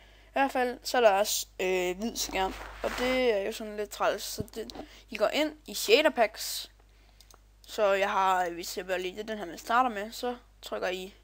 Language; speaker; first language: Danish; native; Danish